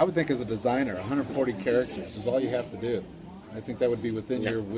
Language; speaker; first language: English; native; English